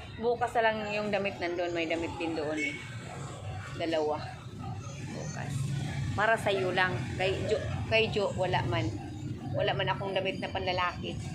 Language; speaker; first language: Filipino; non-native, local second language; Cebuano